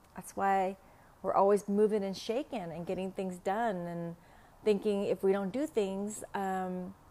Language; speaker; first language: English; non-native, fluent; Vietnamese